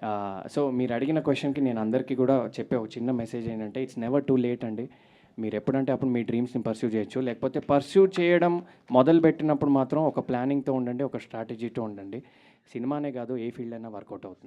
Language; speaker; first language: Telugu; native; Telugu